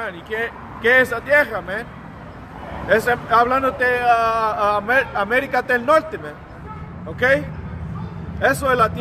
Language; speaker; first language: Spanish; early bilingual, heritage; Spanish